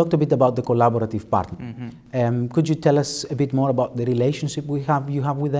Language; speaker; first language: English; non-native, fluent; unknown